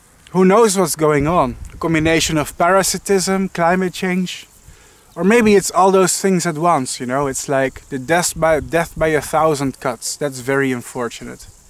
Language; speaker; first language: English; non-native, fluent; Dutch